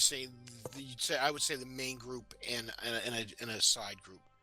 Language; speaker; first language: English; native; English